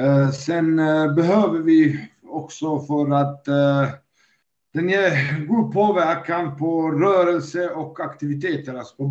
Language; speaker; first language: Swedish; non-native, fluent; Serbian